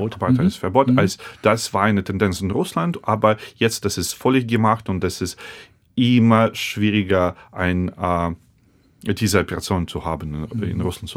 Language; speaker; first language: German; non-native, fluent; Russian